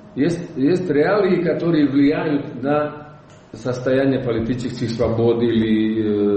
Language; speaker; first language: Russian; non-native, fluent; Croatian